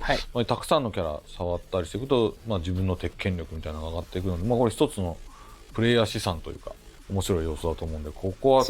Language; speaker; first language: Japanese; native; Japanese